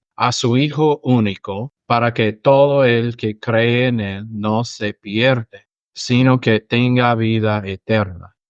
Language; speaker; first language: Spanish; non-native, fluent; English